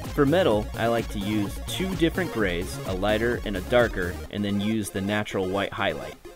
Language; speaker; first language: English; native; English